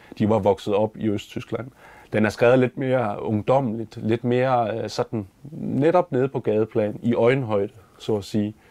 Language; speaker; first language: Danish; native; Danish